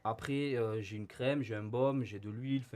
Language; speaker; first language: French; native; French